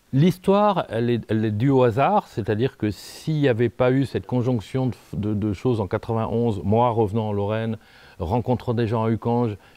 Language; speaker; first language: French; native; French